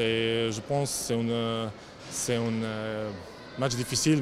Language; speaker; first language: French; non-native, learner; Croatian